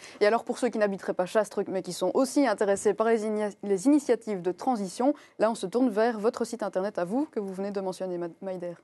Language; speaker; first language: French; native; French